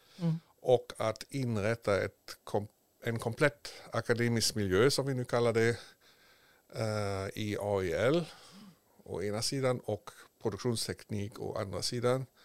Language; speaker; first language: Swedish; native; Swedish